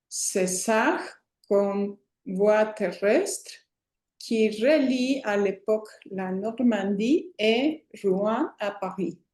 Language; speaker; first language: French; non-native, learner; Spanish